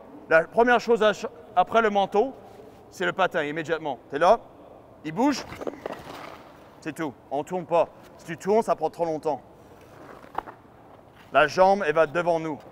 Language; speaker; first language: French; native; French